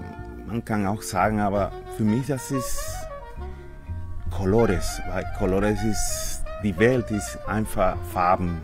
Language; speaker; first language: German; non-native, fluent; Spanish